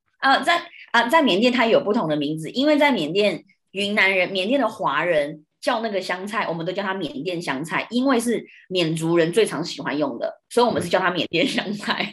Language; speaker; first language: Chinese; early bilingual, heritage; Chinese